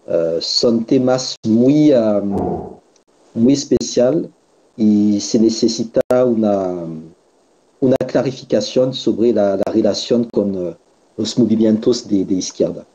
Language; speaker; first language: Spanish; non-native, fluent; French